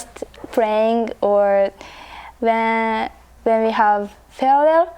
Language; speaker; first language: English; non-native, learner; Japanese